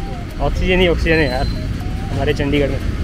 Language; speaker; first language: Hindi; native; Hindi